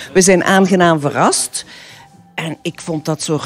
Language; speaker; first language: Dutch; native; Dutch